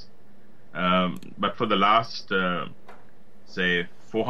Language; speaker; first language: English; native; English